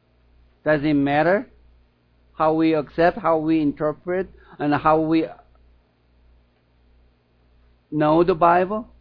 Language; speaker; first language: English; non-native, fluent; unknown